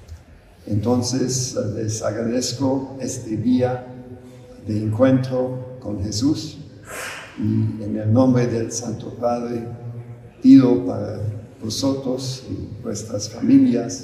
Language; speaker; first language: Spanish; non-native, fluent; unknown